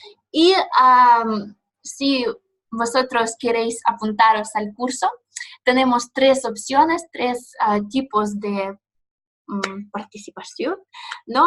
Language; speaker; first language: Spanish; non-native, fluent; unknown